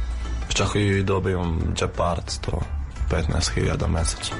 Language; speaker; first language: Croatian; non-native, fluent; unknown